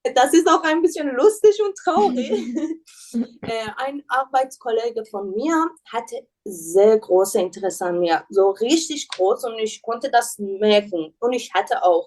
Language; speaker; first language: German; non-native, learner; Persian